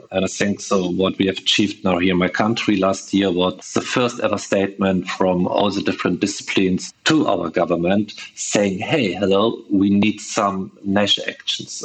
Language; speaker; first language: English; non-native, fluent; German